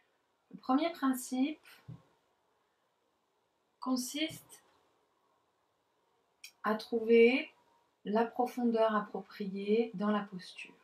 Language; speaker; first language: French; native; French